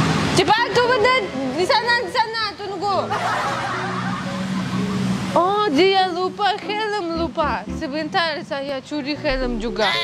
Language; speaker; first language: Indonesian; non-native, learner; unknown